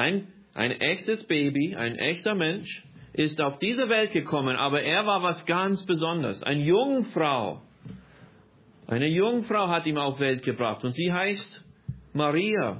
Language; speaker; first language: German; non-native, fluent; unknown